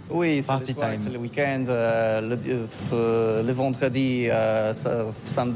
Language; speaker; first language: French; non-native, learner; Polish